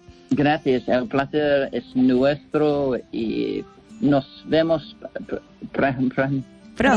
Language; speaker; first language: Spanish; non-native, learner; English